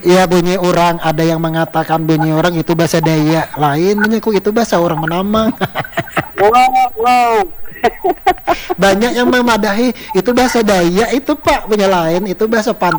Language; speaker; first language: Indonesian; non-native, local second language; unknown